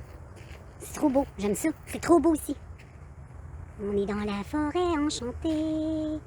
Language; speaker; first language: French; native; French